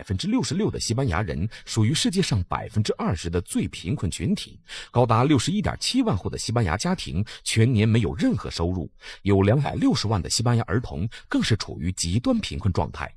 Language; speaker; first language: Chinese; native; Chinese